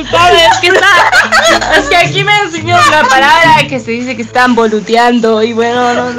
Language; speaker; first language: Spanish; non-native, learner; English